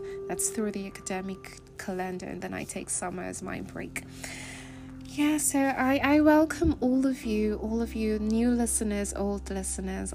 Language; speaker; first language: English; non-native, local second language; Igbo